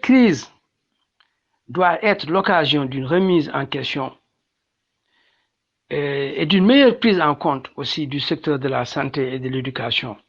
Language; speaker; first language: French; non-native, local second language; Wolof